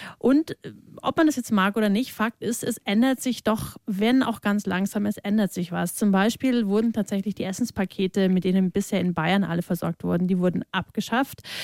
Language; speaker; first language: German; native; German